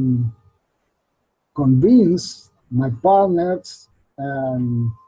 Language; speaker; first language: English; non-native, learner; Spanish